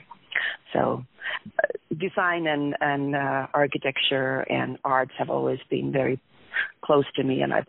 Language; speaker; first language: English; non-native, fluent; Finnish